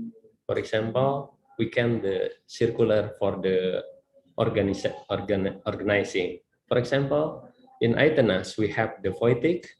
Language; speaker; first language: English; non-native, learner; Indonesian